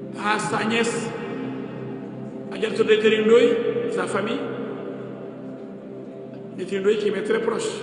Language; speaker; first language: French; non-native, local second language; Wolof